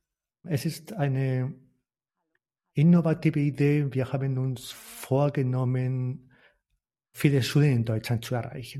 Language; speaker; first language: German; non-native, fluent; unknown